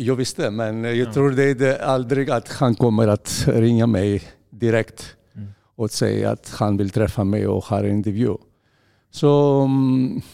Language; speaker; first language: Swedish; non-native, fluent; Greek